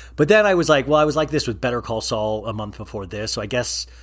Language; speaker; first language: English; native; English